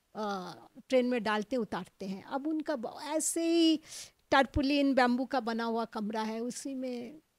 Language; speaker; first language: Hindi; non-native, local second language; Bangla